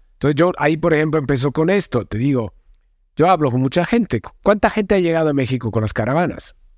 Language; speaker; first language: Spanish; non-native, fluent; Italian